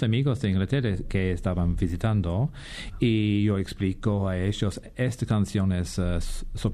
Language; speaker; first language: Spanish; non-native, fluent; English